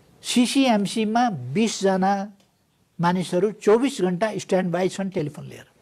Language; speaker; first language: Nepali; native; Nepali